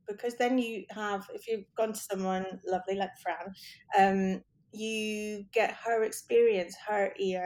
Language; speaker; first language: English; native; English